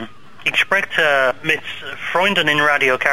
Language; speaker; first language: German; non-native, learner; English